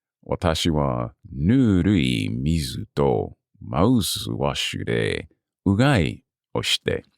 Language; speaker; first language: Japanese; non-native, learner; English